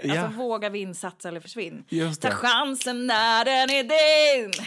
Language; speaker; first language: Swedish; native; Swedish